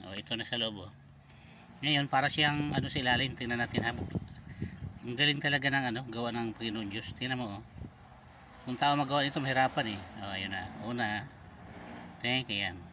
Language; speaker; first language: Filipino; non-native, local second language; Masbatenyo